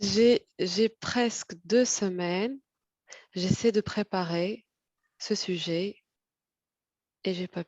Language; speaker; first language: French; non-native, fluent; Arabic